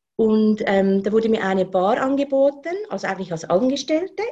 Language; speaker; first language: German; native; German